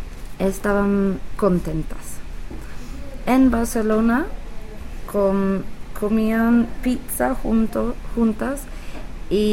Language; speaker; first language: Spanish; non-native, learner; English